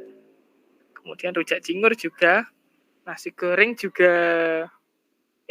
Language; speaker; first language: Indonesian; native; Indonesian